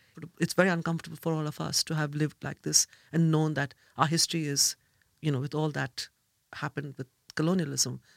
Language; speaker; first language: English; non-native, local second language; Bangla